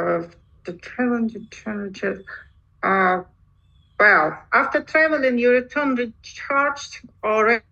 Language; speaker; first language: English; non-native, learner; Russian